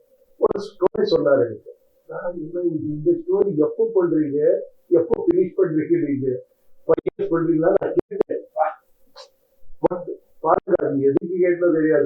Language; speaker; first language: Tamil; non-native, learner; Kannada